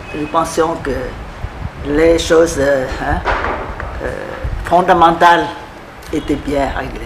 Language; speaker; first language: French; non-native, local second language; Vietnamese